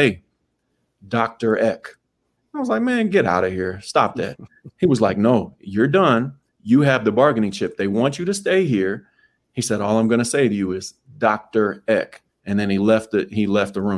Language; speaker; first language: English; native; English